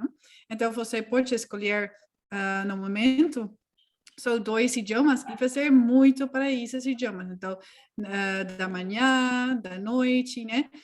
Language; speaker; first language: Portuguese; non-native, fluent; Dutch